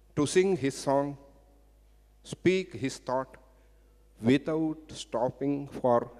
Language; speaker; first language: English; non-native, local second language; Kannada